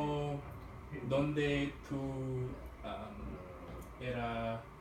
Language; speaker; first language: Spanish; non-native, learner; English